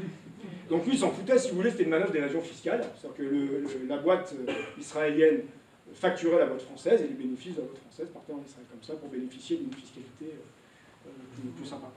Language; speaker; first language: French; native; French